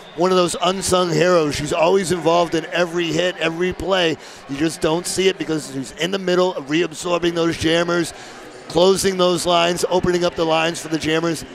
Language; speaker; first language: English; native; English